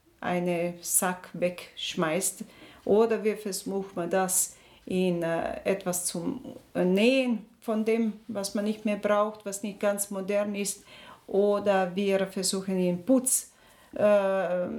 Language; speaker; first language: German; non-native, learner; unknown